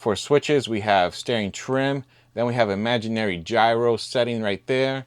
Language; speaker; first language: English; native; English